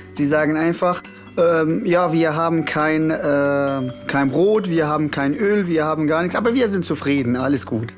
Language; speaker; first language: German; non-native, learner; Arabic